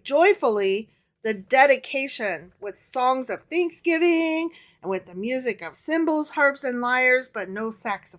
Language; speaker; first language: English; native; English